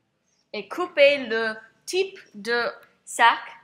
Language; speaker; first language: French; non-native, learner; English